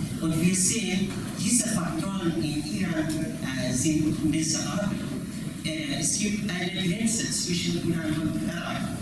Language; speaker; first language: German; non-native, fluent; Persian